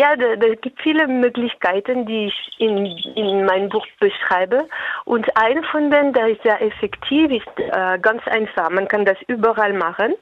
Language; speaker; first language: German; non-native, fluent; French